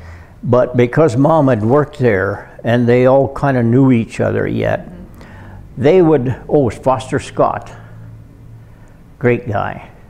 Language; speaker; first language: English; native; English